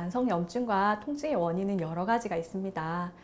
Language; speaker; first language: Korean; native; Korean